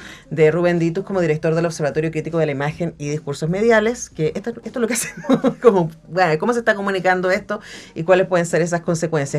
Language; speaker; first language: Spanish; native; Spanish